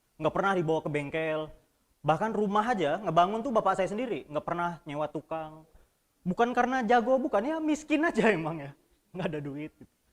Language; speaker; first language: Indonesian; native; Indonesian